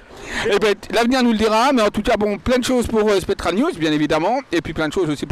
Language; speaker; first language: French; native; French